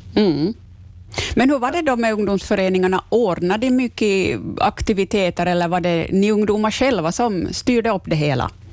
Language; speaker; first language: Swedish; native; Swedish